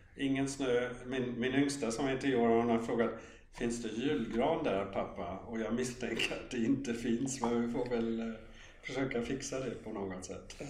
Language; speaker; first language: Swedish; non-native, fluent; German